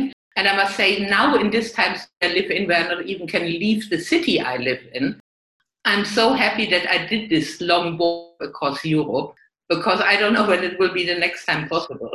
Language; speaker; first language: English; non-native, fluent; German